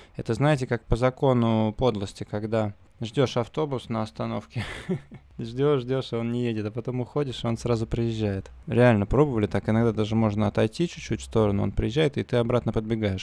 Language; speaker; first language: Russian; native; Russian